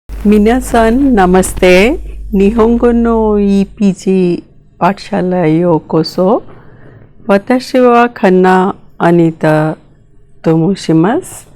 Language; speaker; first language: Japanese; non-native, fluent; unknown